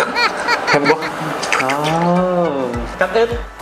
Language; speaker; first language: Vietnamese; non-native, learner; Korean